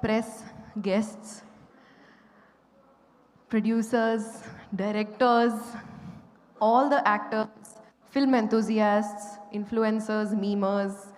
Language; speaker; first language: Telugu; non-native, local second language; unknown